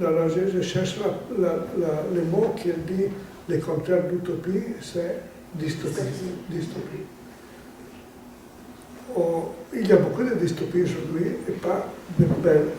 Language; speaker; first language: French; non-native, learner; Italian